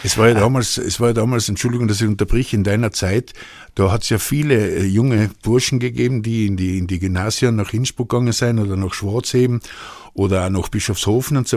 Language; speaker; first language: German; native; German